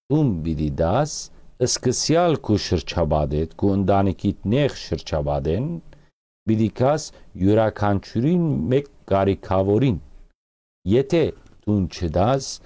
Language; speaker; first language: Armenian; early bilingual, heritage; Armenian